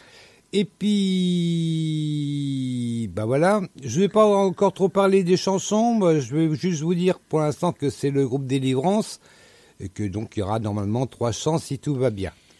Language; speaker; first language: French; native; French